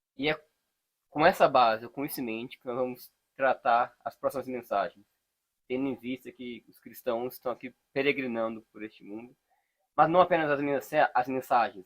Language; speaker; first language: Portuguese; native; Portuguese